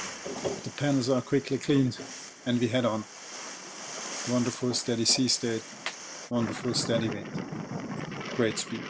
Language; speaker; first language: English; non-native, fluent; German